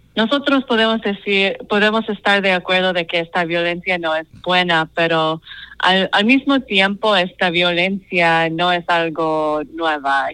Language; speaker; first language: Spanish; non-native, fluent; English